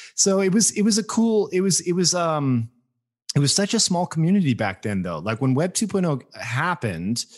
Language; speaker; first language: English; native; English